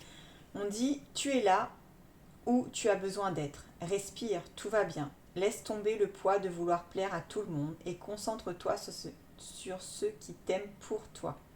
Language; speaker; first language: French; native; French